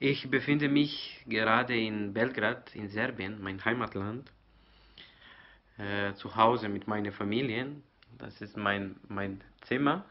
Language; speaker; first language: German; non-native, learner; Serbian